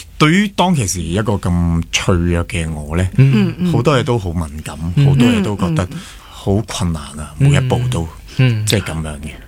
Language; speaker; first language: Cantonese; early bilingual, other home language; Min Nan Chinese